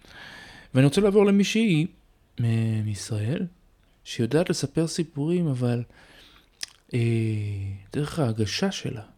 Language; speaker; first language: Hebrew; native; Hebrew